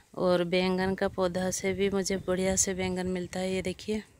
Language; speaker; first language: Hindi; non-native, local second language; Odia